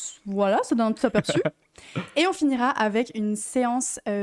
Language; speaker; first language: French; native; French